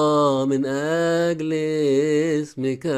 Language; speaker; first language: Arabic; native; Arabic